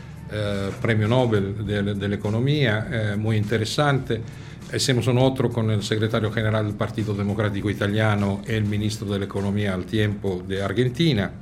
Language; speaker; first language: Spanish; non-native, fluent; Italian